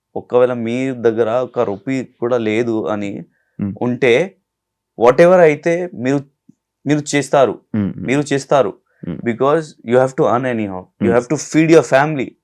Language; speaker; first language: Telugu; non-native, learner; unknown